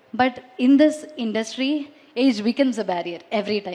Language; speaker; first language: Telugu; non-native, learner; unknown